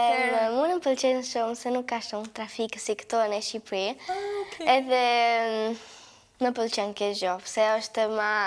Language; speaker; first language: Albanian; early bilingual, heritage; Albanian